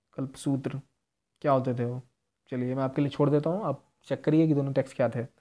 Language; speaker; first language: Hindi; native; Hindi